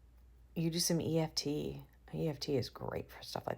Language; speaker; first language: English; native; English